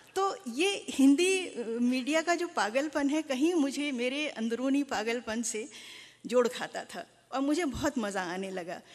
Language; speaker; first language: Hindi; native; Hindi